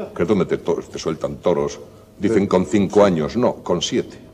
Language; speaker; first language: Spanish; native; Spanish